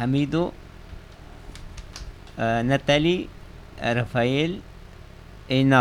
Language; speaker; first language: French; non-native, learner; Arabic